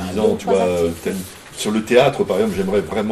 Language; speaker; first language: French; native; French